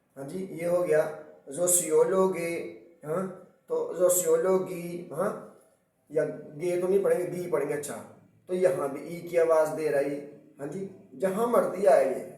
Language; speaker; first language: Urdu; non-native, local second language; Punjabi